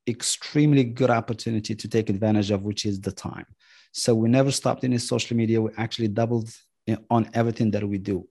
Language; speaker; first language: English; non-native, fluent; Arabic